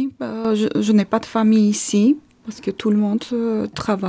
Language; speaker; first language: French; non-native, fluent; Armenian